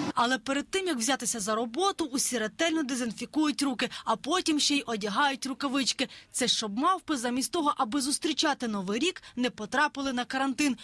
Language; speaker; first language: Ukrainian; native; Ukrainian